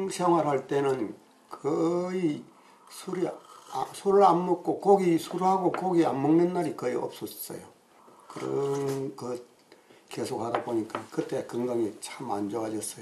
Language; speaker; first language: Korean; native; Korean